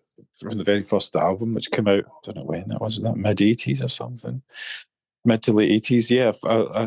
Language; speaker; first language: English; native; English